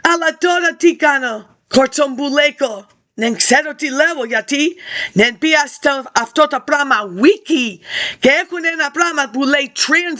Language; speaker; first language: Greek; early bilingual, heritage; English